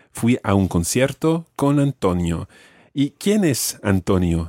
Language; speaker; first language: Spanish; non-native, fluent; English